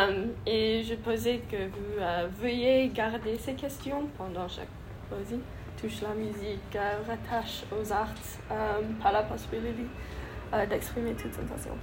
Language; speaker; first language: French; non-native, learner; English